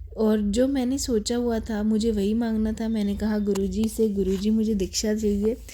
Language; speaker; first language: Hindi; native; Hindi